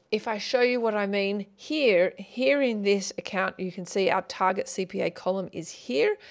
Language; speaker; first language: English; native; English